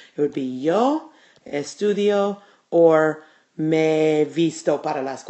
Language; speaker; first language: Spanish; non-native, fluent; English